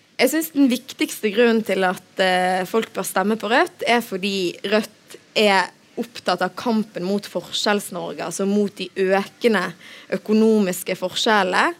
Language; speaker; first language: Norwegian; native; Norwegian